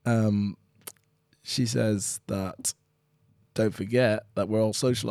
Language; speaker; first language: English; native; English